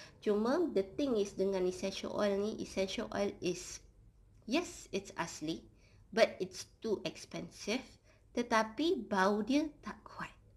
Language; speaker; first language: English; non-native, local second language; Malay